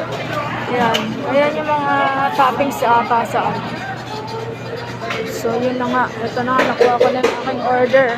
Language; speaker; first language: Filipino; native; Filipino